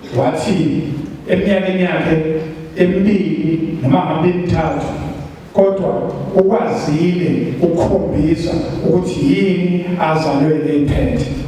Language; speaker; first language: Zulu; native; Zulu